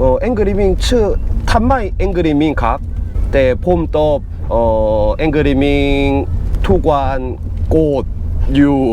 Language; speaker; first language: Thai; non-native, learner; Korean